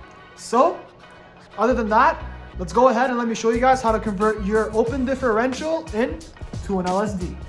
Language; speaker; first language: English; native; English